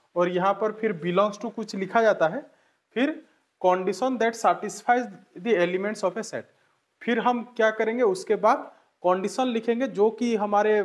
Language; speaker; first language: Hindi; non-native, local second language; Bangla